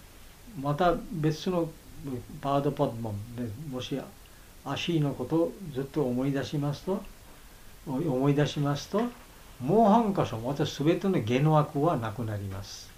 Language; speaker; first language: Japanese; non-native, learner; Bangla